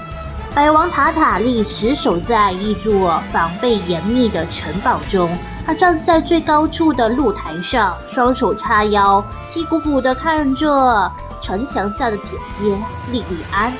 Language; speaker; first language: Chinese; native; Chinese